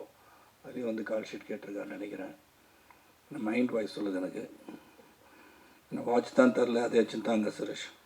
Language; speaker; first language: Tamil; native; Tamil